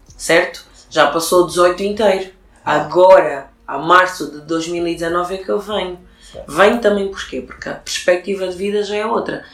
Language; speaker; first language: Portuguese; early bilingual, other home language; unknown